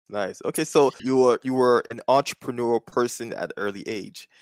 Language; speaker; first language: English; native; English